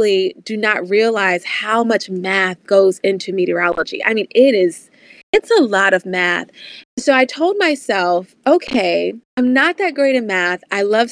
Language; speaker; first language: English; native; English